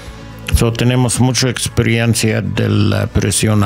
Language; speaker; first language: Spanish; non-native, learner; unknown